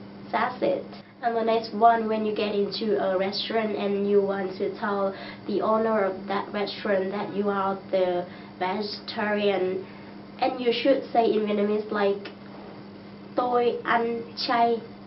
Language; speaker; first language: English; non-native, fluent; Vietnamese